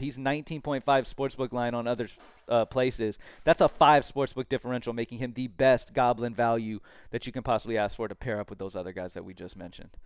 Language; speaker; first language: English; native; English